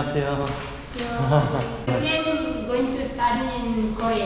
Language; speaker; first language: English; non-native, learner; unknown